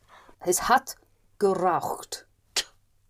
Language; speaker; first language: German; non-native, learner; English